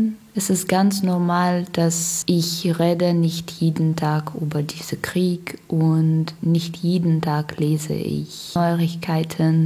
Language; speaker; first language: German; non-native, fluent; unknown